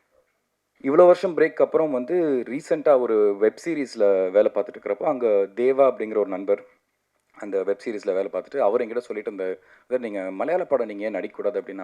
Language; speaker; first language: Tamil; native; Tamil